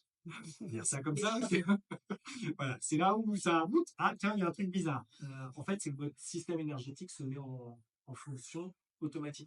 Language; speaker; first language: French; native; French